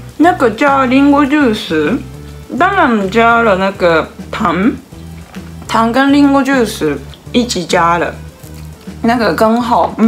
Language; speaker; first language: Chinese; non-native, learner; Japanese